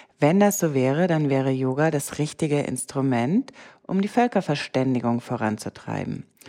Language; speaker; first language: German; native; German